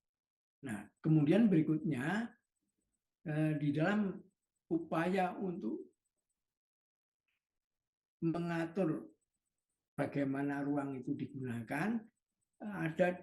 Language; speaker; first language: Indonesian; native; Indonesian